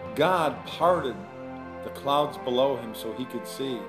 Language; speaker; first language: English; native; English